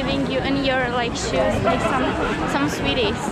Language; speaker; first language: English; non-native, learner; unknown